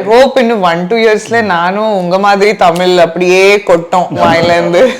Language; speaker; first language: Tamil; non-native, learner; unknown